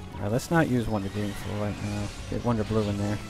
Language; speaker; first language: English; native; English